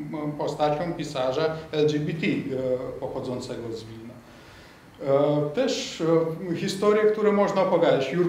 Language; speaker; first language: Polish; non-native, fluent; Lithuanian